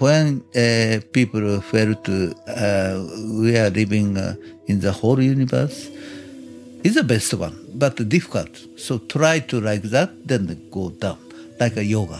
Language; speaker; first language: English; non-native, learner; Japanese